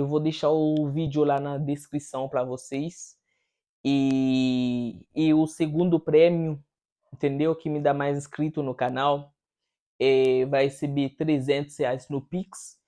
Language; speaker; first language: Portuguese; non-native, fluent; Haitian Creole